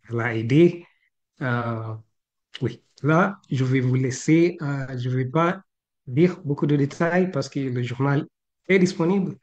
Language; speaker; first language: French; non-native, fluent; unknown